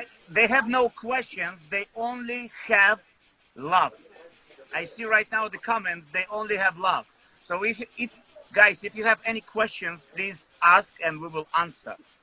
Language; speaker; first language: English; non-native, fluent; Russian